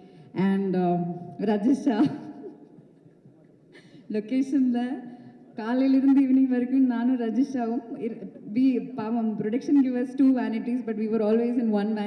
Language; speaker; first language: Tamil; non-native, local second language; Malayalam